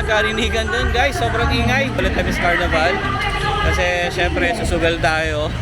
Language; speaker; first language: Filipino; native; Filipino